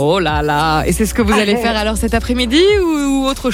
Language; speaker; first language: French; native; French